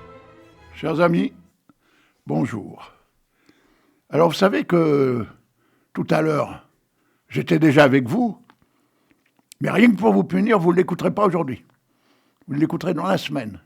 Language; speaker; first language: French; native; French